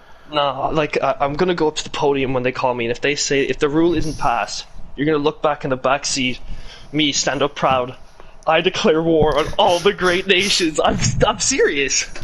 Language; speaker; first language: English; native; English